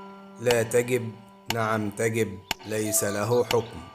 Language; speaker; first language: Arabic; native; Arabic